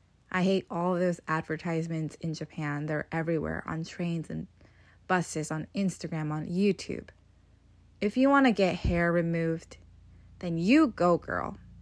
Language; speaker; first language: English; native; English